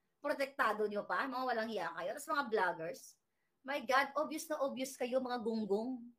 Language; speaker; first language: Filipino; native; Filipino